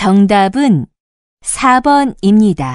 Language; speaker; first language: Korean; native; Korean